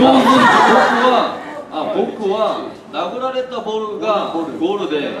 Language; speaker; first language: Japanese; non-native, learner; Korean